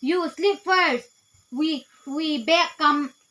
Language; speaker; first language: English; non-native, learner; Thado Chin